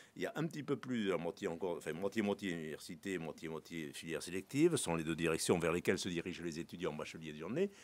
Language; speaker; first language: French; native; French